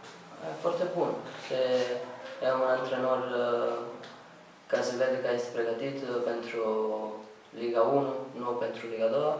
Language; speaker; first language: Romanian; non-native, learner; Italian